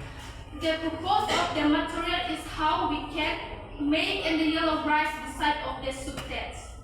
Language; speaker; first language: English; non-native, learner; Indonesian